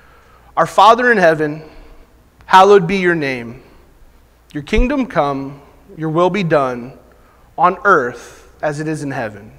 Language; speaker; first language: English; native; English